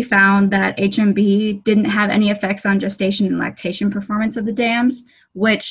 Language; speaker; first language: English; native; English